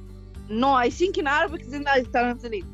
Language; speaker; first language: English; non-native, learner; Arabic